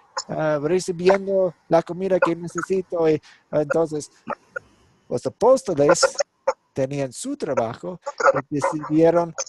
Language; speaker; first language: Spanish; non-native, fluent; English